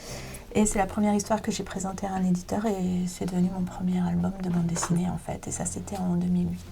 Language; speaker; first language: French; native; French